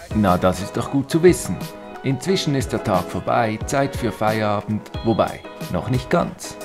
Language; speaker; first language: German; native; German